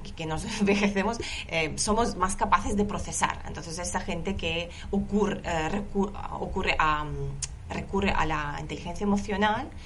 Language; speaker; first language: Spanish; non-native, fluent; Lithuanian